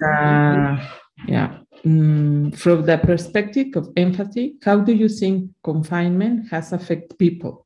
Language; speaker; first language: English; non-native, learner; Spanish